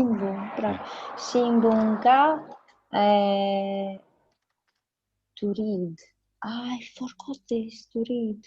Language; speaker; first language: English; non-native, fluent; Italian